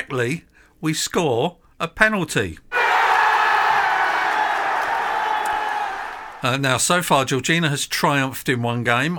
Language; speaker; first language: English; native; English